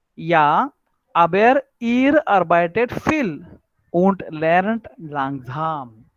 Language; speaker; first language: German; non-native, learner; Marathi